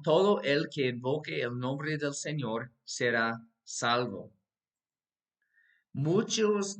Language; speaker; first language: Spanish; non-native, fluent; English